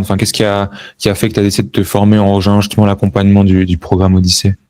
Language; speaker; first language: French; native; French